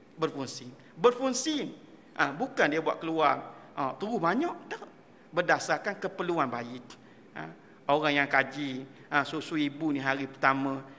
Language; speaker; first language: Malay; native; Malay